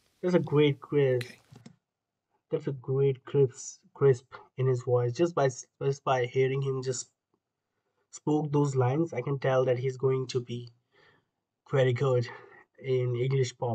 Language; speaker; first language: English; non-native, local second language; Hindi